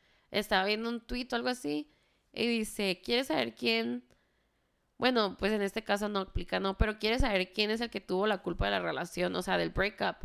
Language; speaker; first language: Spanish; early bilingual, heritage; Spanish